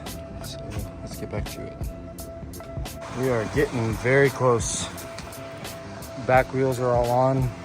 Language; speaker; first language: English; native; English